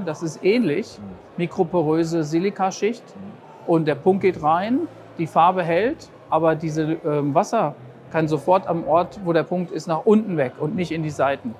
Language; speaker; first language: German; native; German